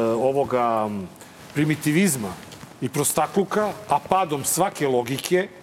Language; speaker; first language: Serbian; native; Serbian